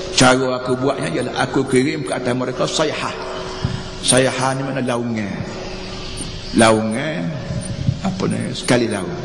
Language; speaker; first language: Malay; native; Malay